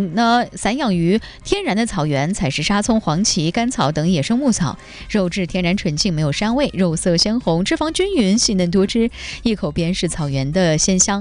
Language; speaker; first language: Chinese; native; Chinese